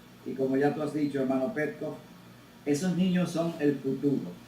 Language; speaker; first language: Spanish; native; Spanish